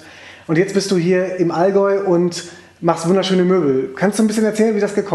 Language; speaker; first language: German; native; German